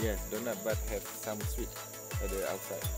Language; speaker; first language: English; non-native, learner; Malay